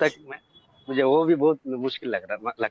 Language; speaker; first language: Hindi; non-native, local second language; Bangla